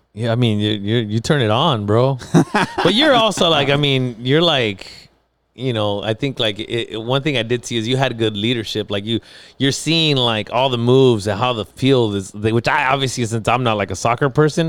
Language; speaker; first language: English; early bilingual, other home language; Spanish